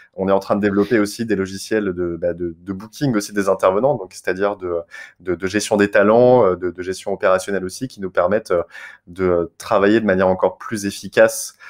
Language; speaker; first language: French; native; French